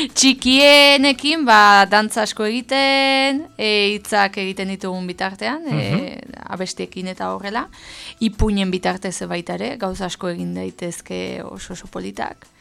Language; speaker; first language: Basque; native; Basque